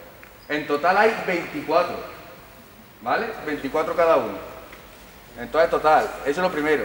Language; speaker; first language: Spanish; native; Spanish